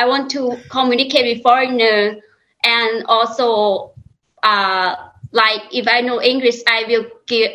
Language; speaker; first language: English; non-native, learner; Lao